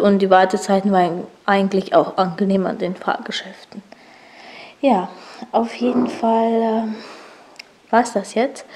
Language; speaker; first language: German; native; German